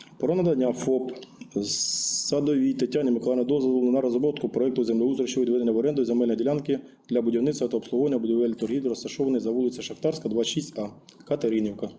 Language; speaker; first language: Ukrainian; native; Ukrainian